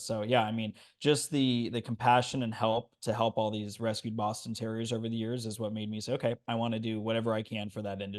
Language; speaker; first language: English; native; English